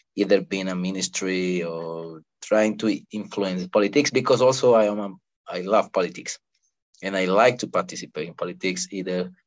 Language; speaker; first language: English; non-native, fluent; Spanish